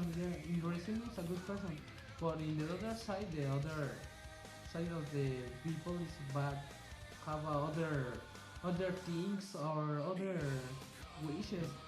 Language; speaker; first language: English; non-native, learner; Spanish